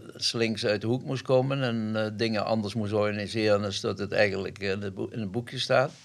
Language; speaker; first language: Dutch; native; Dutch